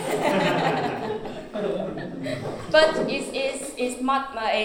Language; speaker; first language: English; non-native, fluent; Chinese